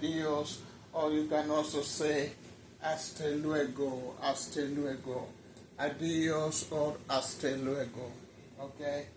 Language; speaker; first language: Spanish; non-native, learner; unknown